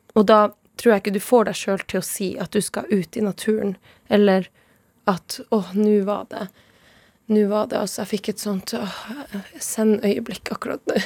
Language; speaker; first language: Norwegian; non-native, local second language; Northern Sami